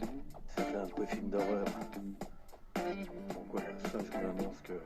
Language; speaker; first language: French; native; French